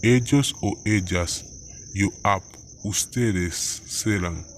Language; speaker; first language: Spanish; non-native, fluent; Haitian Creole